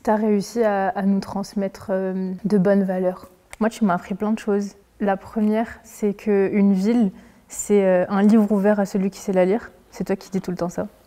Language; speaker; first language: French; early bilingual, other home language; Arabic